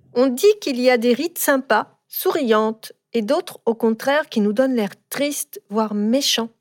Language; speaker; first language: French; native; French